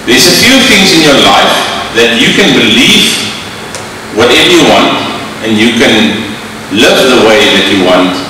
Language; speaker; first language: English; non-native, local second language; Afrikaans